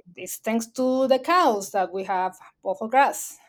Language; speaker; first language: English; non-native, fluent; Spanish